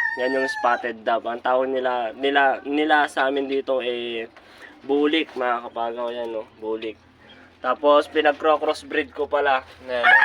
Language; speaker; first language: Filipino; native; Filipino